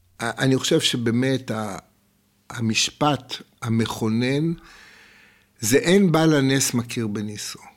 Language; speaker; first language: Hebrew; native; Hebrew